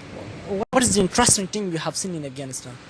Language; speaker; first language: English; non-native, learner; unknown